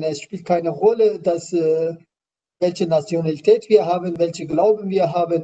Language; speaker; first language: German; non-native, learner; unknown